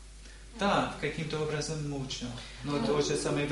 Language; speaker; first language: Russian; non-native, learner; English